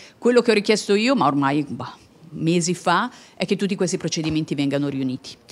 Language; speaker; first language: Italian; native; Italian